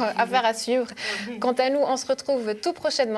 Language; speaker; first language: French; native; French